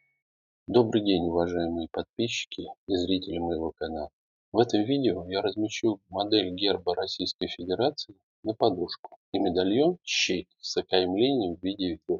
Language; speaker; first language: Russian; native; Russian